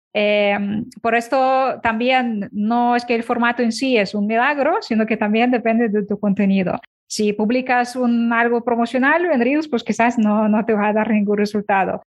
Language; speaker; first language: Spanish; non-native, fluent; Ukrainian